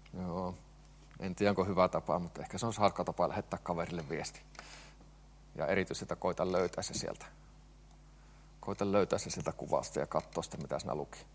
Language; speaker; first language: Finnish; native; Finnish